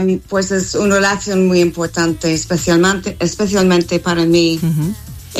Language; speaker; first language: Spanish; non-native, fluent; English